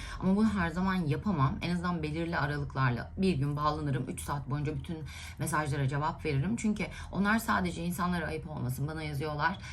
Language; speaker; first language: Turkish; native; Turkish